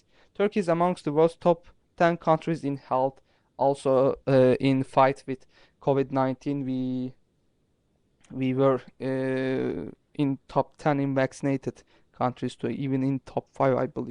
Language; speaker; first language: English; non-native, fluent; Turkish